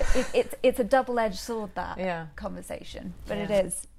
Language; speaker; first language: English; native; English